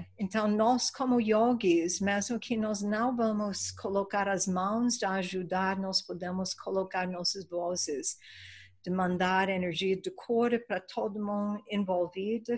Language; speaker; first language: Portuguese; non-native, fluent; Spanish